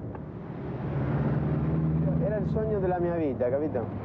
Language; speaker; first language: Italian; non-native, learner; Spanish